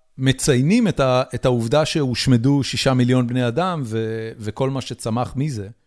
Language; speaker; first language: Hebrew; native; Hebrew